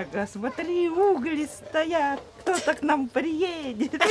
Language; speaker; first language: Russian; native; Russian